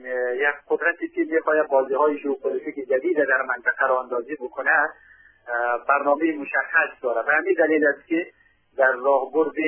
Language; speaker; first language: Persian; native; Persian